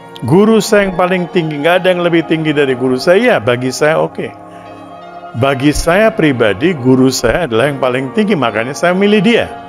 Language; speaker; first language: Indonesian; early bilingual, other home language; Sindhi